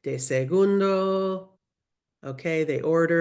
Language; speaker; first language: Spanish; non-native, learner; English